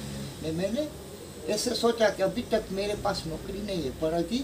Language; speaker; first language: Hindi; early bilingual, heritage; Hindi